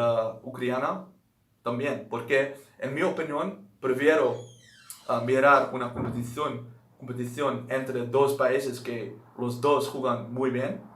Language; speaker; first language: Spanish; non-native, learner; Dutch